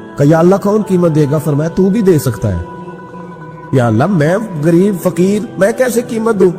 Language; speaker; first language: Urdu; non-native, local second language; Punjabi